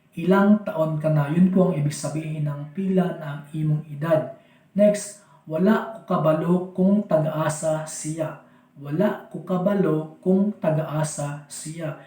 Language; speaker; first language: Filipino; non-native, local second language; Cebuano